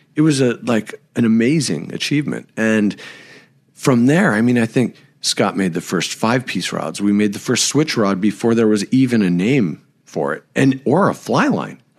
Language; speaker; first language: English; native; English